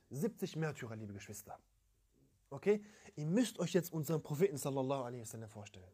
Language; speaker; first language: German; early bilingual, other home language; Turkish